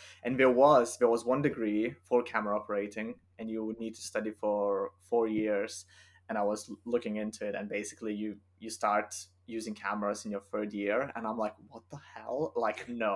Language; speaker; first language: English; non-native, fluent; Lithuanian